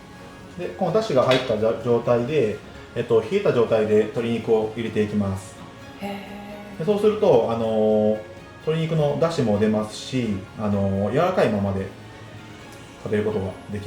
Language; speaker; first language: Japanese; native; Japanese